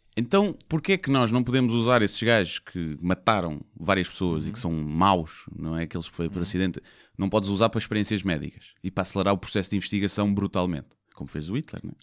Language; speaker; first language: Portuguese; native; Portuguese